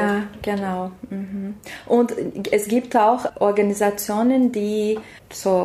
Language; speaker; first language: German; non-native, learner; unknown